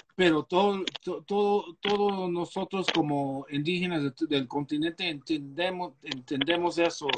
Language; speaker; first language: Spanish; early bilingual, heritage; Spanish